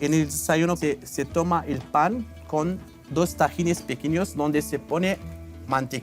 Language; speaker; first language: Spanish; non-native, fluent; Berber languages